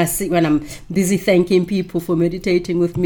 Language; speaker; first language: English; non-native, local second language; Northern Sotho